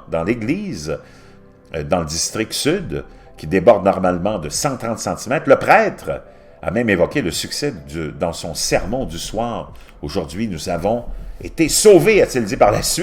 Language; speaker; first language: French; native; French